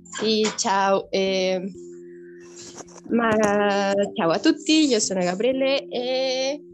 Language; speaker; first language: Italian; non-native, fluent; Spanish